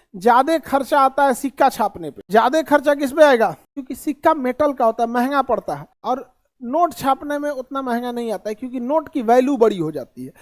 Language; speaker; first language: Hindi; native; Hindi